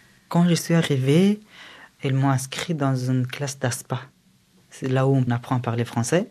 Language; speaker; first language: French; early bilingual, other home language; Persian